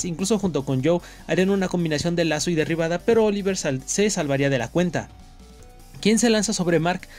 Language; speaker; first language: Spanish; native; Spanish